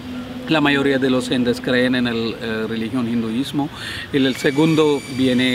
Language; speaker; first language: Spanish; non-native, learner; Malayalam